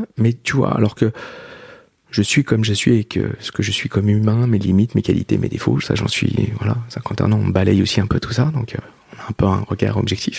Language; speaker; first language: French; native; French